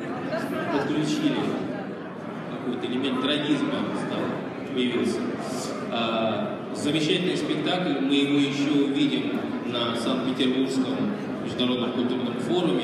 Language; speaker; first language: Russian; native; Russian